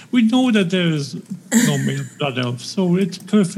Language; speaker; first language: English; non-native, fluent; German